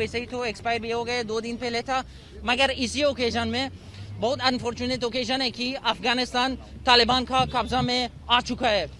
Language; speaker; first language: Hindi; non-native, fluent; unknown